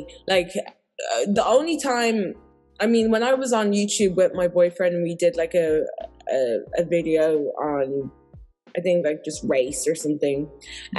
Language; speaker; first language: English; native; English